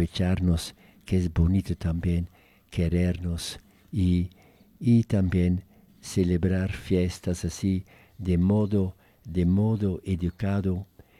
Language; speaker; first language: Spanish; non-native, fluent; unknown